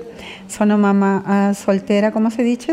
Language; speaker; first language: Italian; non-native, learner; Spanish